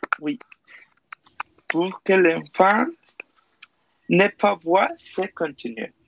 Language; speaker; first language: French; non-native, learner; Spanish